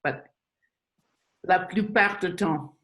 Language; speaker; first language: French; non-native, local second language; English